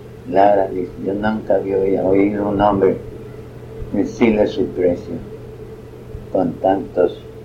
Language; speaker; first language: Spanish; early bilingual, other home language; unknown